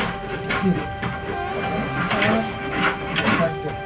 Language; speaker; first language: Spanish; native; Spanish